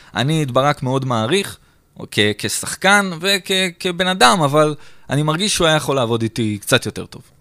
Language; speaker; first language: Hebrew; native; Hebrew